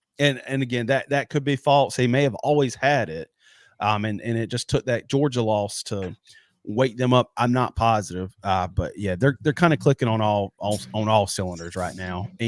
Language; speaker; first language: English; native; English